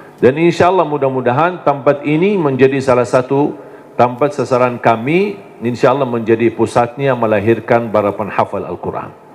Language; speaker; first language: Indonesian; non-native, fluent; Arabic